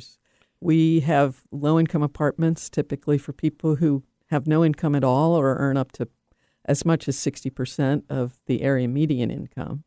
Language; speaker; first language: English; native; English